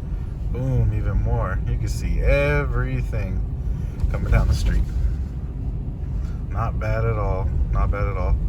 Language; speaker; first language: English; native; English